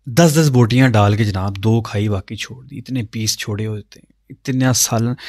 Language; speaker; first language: Urdu; non-native, local second language; Punjabi